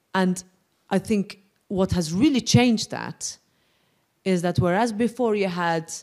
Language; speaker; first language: English; non-native, local second language; Maltese